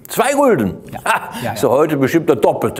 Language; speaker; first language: German; native; German